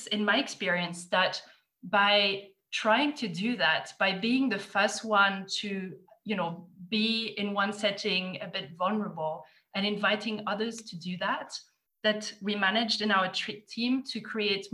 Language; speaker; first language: English; non-native, fluent; German